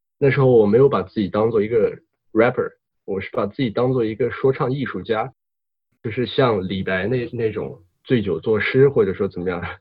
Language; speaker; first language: Chinese; native; Chinese